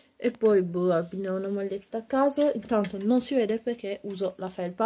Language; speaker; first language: Italian; native; Italian